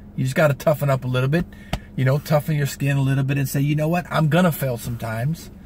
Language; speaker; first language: English; native; English